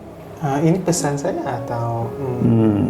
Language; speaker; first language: Indonesian; non-native, fluent; Hiligaynon